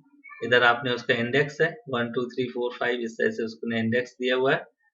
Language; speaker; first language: Hindi; native; Hindi